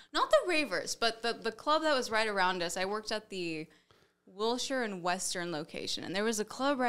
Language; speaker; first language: English; early bilingual, other home language; Spanish